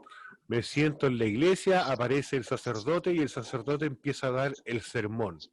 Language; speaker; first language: Spanish; native; Spanish